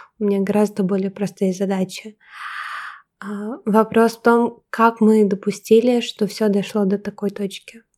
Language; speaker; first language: Russian; native; Russian